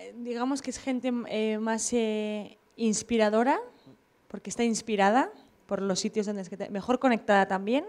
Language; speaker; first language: Spanish; native; Spanish